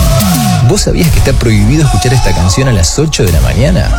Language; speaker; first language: Spanish; native; Spanish